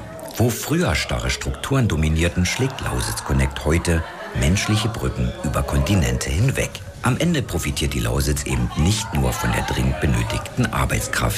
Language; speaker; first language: German; native; German